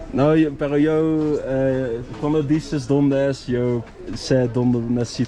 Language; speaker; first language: Spanish; non-native, learner; Dutch